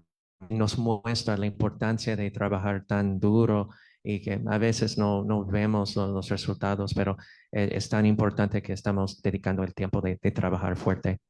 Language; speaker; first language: Spanish; non-native, fluent; English